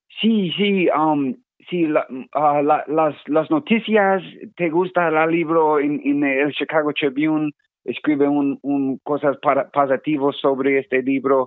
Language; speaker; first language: Spanish; non-native, learner; English